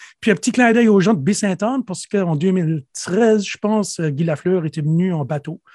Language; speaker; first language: French; native; French